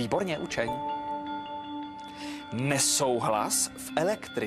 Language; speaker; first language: Czech; native; Czech